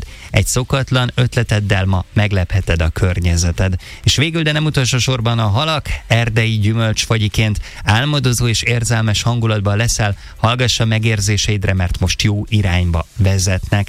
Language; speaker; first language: Hungarian; native; Hungarian